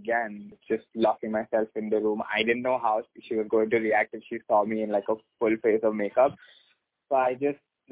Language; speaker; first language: English; non-native, local second language; Hindi